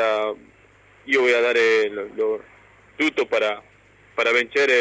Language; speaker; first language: Italian; non-native, learner; Spanish